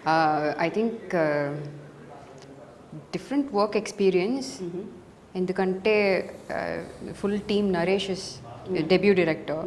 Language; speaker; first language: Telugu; non-native, local second language; Tamil